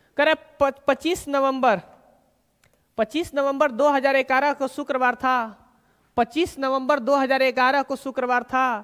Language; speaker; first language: Hindi; native; Hindi